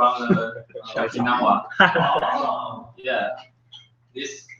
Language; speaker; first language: English; non-native, learner; Chinese